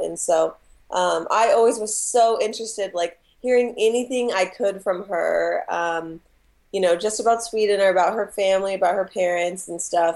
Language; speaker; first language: English; native; English